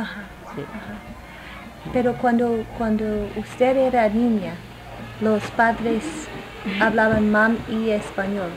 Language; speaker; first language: Spanish; non-native, fluent; English